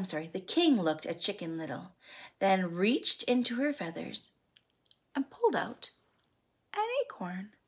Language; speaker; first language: English; native; English